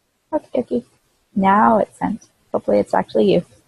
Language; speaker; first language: English; native; English